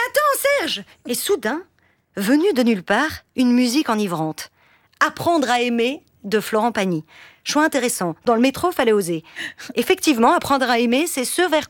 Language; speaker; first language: French; native; French